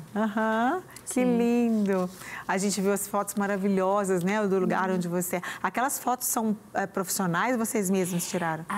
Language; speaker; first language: Portuguese; native; Portuguese